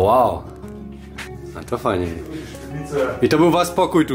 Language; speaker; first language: Polish; native; Polish